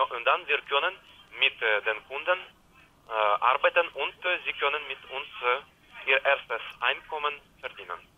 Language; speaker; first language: German; non-native, learner; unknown